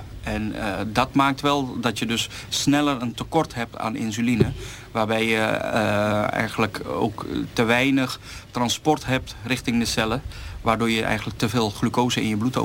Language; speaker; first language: Dutch; native; Dutch